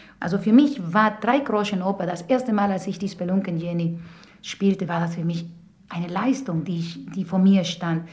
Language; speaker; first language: German; non-native, fluent; Spanish